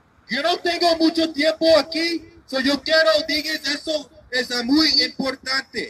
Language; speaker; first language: Spanish; non-native, learner; English